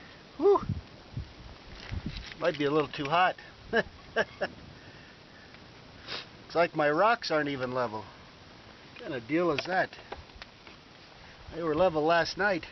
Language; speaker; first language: English; native; English